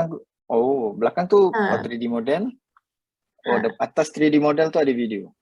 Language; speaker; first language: Malay; native; Malay